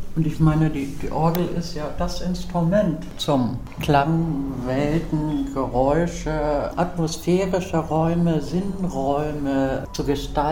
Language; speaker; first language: German; native; German